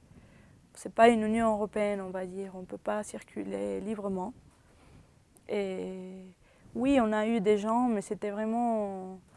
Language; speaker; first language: French; early bilingual, other home language; Spanish